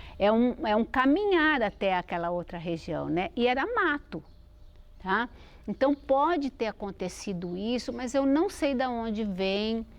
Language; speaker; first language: Portuguese; native; Portuguese